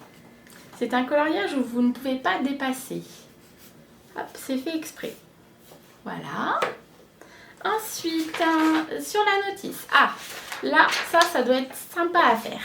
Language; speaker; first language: French; native; French